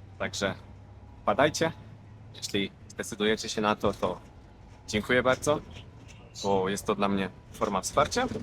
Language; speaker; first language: Polish; native; Polish